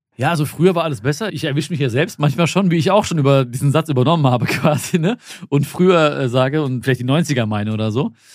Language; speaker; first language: German; early bilingual, other home language; Malayalam